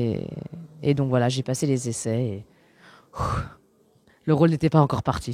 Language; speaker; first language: French; native; French